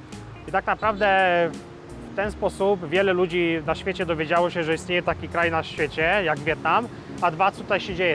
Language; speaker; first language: Polish; native; Polish